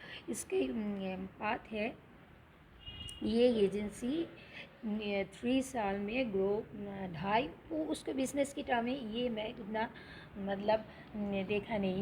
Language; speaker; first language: Hindi; non-native, local second language; Bangla